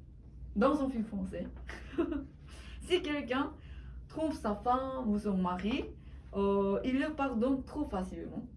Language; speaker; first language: French; non-native, learner; Korean